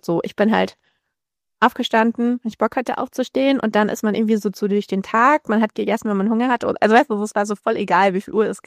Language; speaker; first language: German; native; German